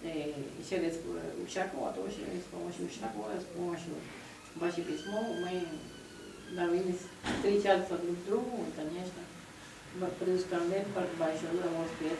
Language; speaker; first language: Russian; non-native, learner; Spanish